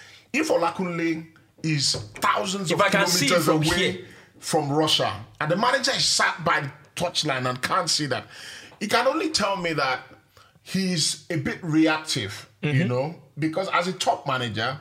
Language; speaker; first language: English; non-native, local second language; Yoruba